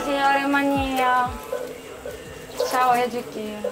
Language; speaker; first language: Korean; non-native, learner; Greek